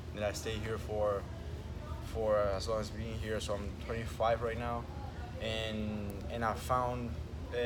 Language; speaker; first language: English; early bilingual, other home language; Spanish